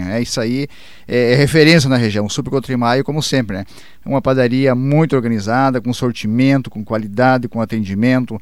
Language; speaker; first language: Portuguese; native; Portuguese